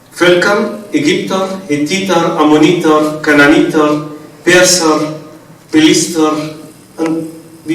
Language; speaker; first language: German; non-native, fluent; Arabic